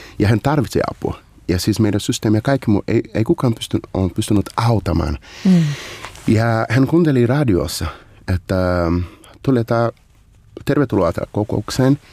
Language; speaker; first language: Finnish; non-native, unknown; Portuguese